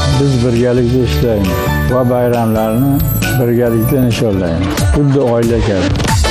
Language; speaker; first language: Uzbek; native; Uzbek